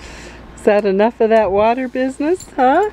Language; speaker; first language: English; native; English